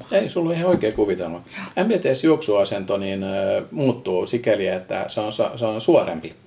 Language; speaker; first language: Finnish; non-native, fluent; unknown